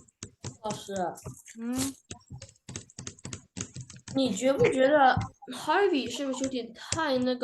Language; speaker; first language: Chinese; early bilingual, other home language; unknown